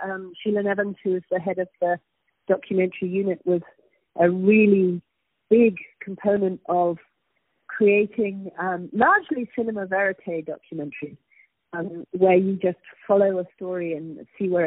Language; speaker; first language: English; native; English